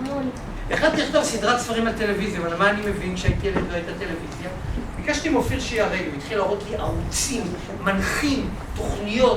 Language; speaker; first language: Hebrew; native; Hebrew